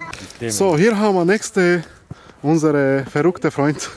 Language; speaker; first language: German; non-native, learner; Slovak